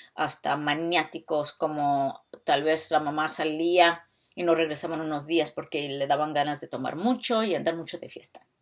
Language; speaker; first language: Spanish; early bilingual, other home language; English